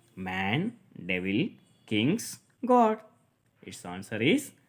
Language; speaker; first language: English; non-native, local second language; Kannada